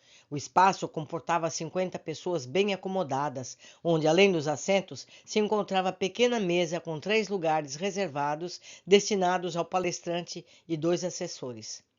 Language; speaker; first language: Portuguese; native; Portuguese